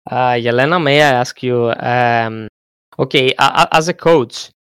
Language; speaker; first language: English; non-native, fluent; Greek